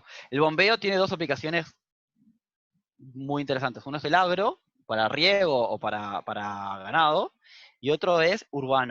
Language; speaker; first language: Spanish; native; Spanish